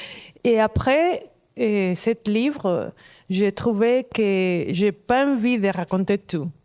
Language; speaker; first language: French; non-native, fluent; Spanish